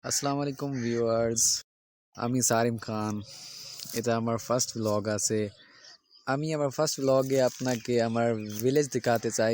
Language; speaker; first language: Bangla; non-native, learner; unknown